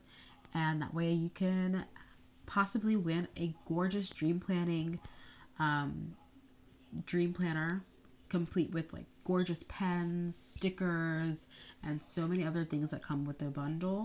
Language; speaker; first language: English; native; English